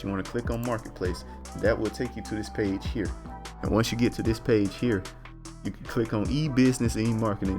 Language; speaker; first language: English; native; English